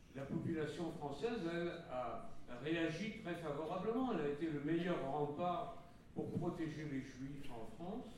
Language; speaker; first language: French; native; French